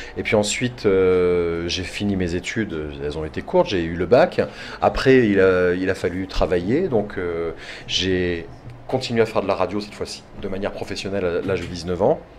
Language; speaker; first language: French; native; French